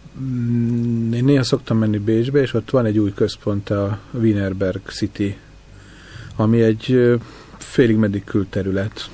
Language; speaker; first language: Hungarian; native; Hungarian